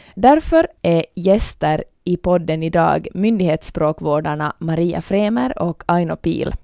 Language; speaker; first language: Swedish; native; Swedish